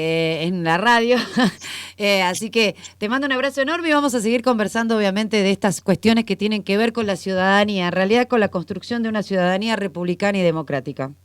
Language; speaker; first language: Spanish; native; Spanish